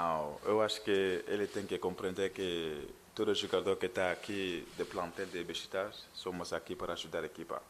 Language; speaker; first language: Portuguese; non-native, learner; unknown